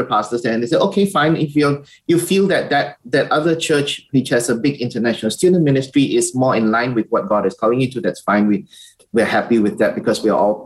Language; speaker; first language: English; native; English